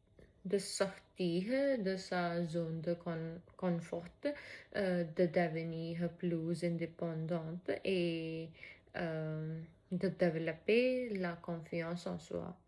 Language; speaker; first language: French; non-native, learner; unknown